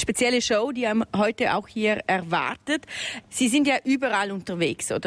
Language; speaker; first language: German; native; German